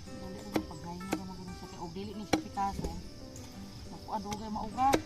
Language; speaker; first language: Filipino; non-native, local second language; Cebuano